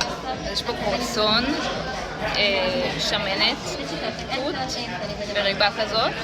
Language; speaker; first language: Hebrew; native; Hebrew